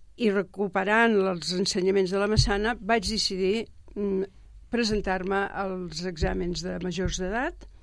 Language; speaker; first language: Catalan; native; Catalan